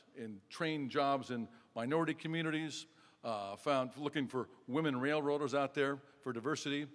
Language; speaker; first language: English; native; English